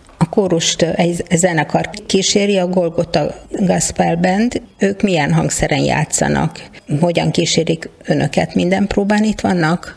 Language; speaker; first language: Hungarian; native; Hungarian